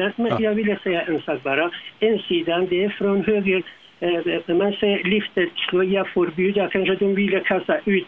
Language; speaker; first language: Swedish; non-native, learner; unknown